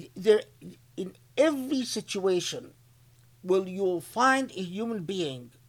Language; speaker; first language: English; non-native, fluent; Arabic